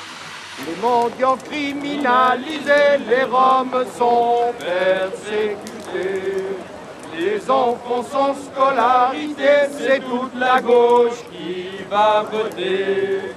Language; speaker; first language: French; non-native, learner; Romanian